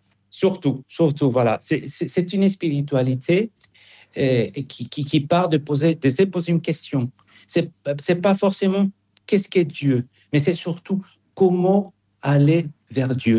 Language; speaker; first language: French; non-native, fluent; Spanish